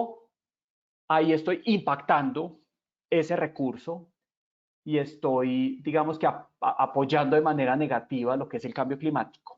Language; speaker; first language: Spanish; native; Spanish